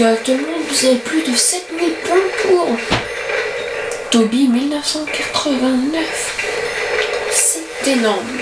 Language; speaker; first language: French; native; French